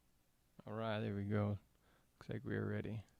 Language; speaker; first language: English; native; English